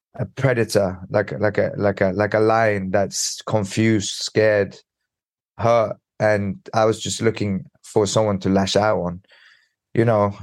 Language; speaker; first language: English; early bilingual, other home language; Swedish